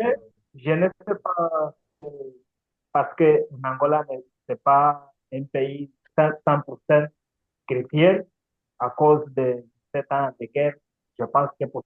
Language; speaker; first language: French; non-native, learner; Portuguese